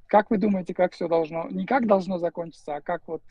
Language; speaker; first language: Russian; native; Russian